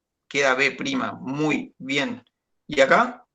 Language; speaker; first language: Spanish; native; Spanish